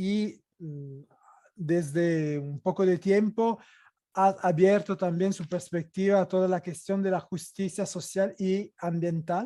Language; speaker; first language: Spanish; non-native, fluent; Italian